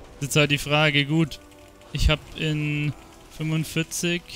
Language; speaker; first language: German; native; German